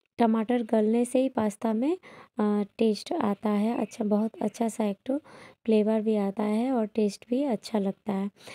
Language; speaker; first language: Hindi; non-native, local second language; Bangla